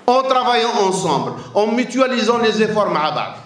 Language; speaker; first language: French; non-native, local second language; Arabic